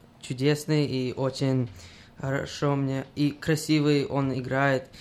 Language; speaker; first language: Russian; early bilingual, heritage; Russian